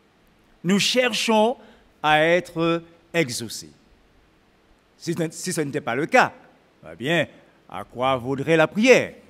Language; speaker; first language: French; native; French